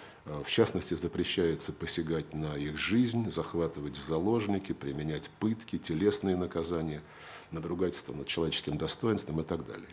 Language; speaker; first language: Russian; native; Russian